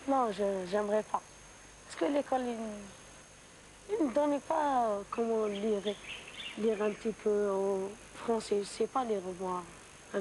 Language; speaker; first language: French; non-native, learner; Arabic